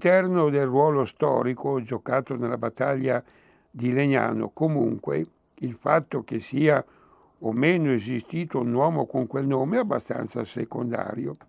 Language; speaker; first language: Italian; native; Italian